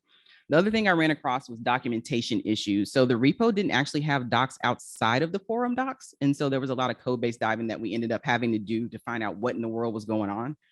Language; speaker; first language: English; native; English